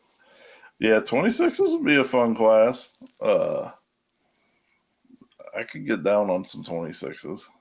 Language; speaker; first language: English; native; English